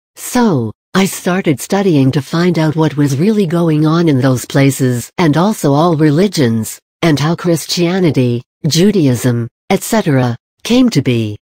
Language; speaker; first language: English; native; English